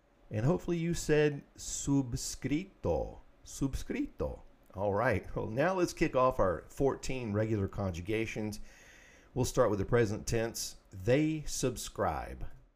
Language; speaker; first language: English; native; English